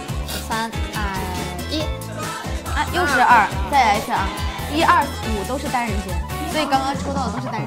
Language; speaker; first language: Chinese; native; Chinese